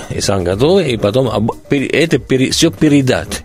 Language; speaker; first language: Russian; non-native, learner; Italian